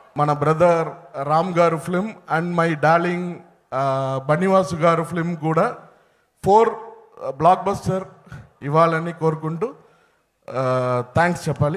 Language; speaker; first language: Telugu; non-native, learner; Tamil